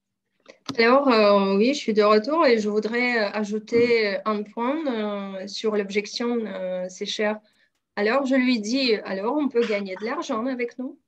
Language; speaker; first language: French; non-native, fluent; Russian